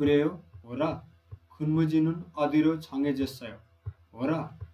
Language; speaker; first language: Korean; non-native, fluent; Nepali